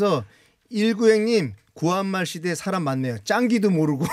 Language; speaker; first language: Korean; native; Korean